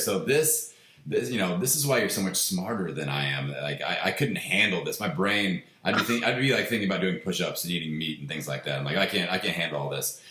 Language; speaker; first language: English; native; English